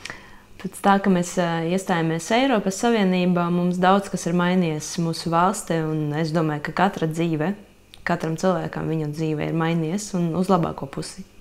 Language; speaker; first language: Latvian; non-native, local second language; Russian